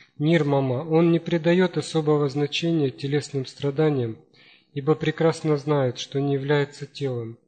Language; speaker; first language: Russian; native; Russian